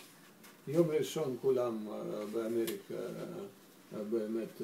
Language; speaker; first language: Hebrew; non-native, fluent; Russian